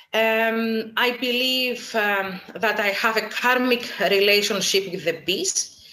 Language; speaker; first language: English; non-native, fluent; Greek